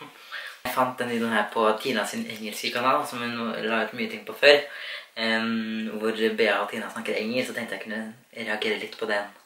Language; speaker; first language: Norwegian; native; Norwegian